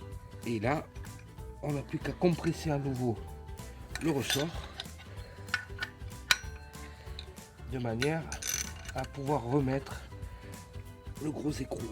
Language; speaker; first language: French; native; French